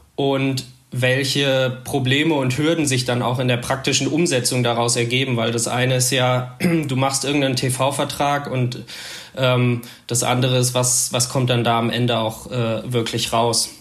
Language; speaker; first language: German; native; German